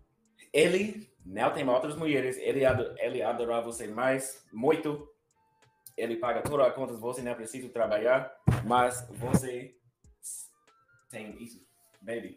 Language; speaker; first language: Portuguese; non-native, learner; English